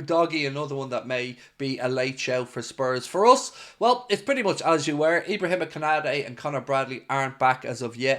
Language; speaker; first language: English; native; English